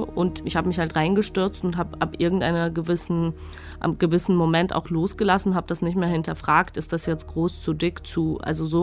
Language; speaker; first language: German; non-native, fluent; Georgian